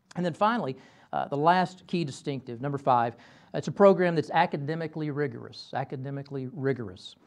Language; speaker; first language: English; native; English